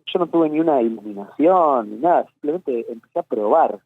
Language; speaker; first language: Spanish; native; Spanish